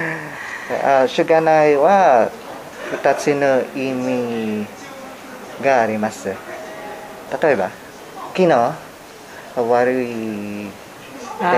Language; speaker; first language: Japanese; non-native, learner; Hiligaynon